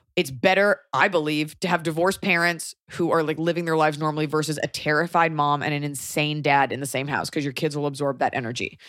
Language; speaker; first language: English; native; English